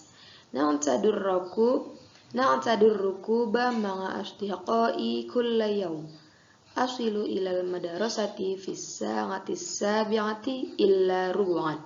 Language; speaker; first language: Arabic; non-native, fluent; Indonesian